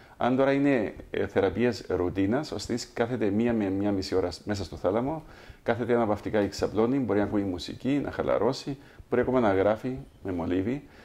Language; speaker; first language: Greek; native; Greek